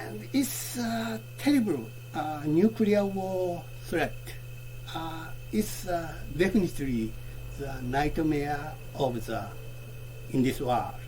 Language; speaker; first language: English; non-native, learner; Japanese